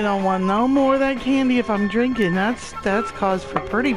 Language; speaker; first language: English; native; English